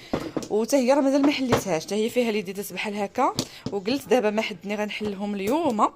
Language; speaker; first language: Arabic; native; Arabic